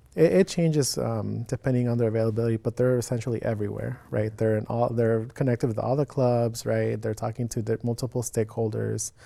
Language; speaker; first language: English; native; English